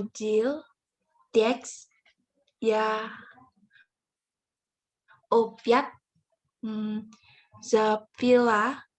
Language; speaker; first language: Russian; non-native, learner; Indonesian